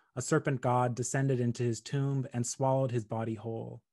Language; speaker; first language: English; native; English